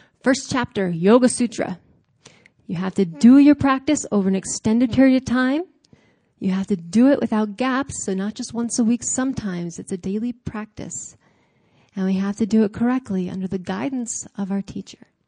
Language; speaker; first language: English; native; English